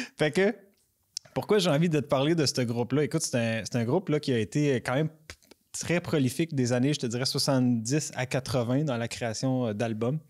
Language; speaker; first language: French; native; French